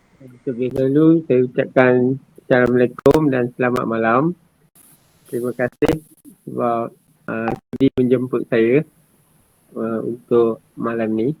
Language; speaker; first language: Malay; native; Malay